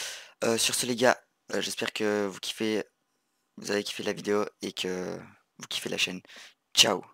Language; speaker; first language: French; native; French